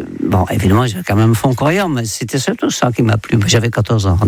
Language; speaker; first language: French; non-native, fluent; Dutch